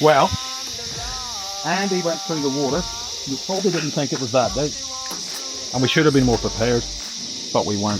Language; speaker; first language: English; native; English